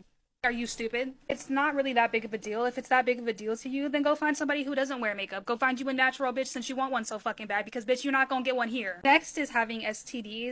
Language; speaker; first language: English; native; English